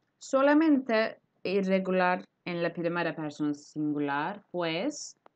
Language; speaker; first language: Spanish; non-native, fluent; Turkish